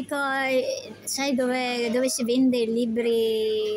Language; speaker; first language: Italian; non-native, learner; Filipino